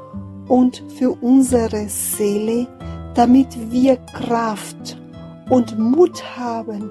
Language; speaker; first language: German; non-native, fluent; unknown